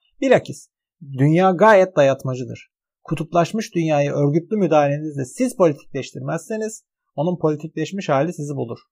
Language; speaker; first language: Turkish; native; Turkish